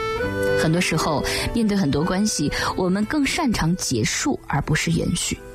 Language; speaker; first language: Chinese; native; Chinese